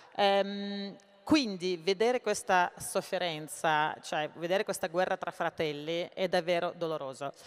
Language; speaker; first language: Italian; non-native, fluent; Russian